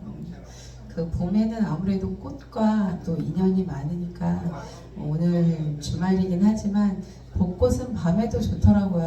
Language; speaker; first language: Korean; native; Korean